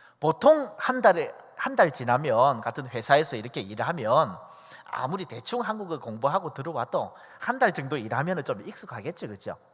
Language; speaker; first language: Korean; native; Korean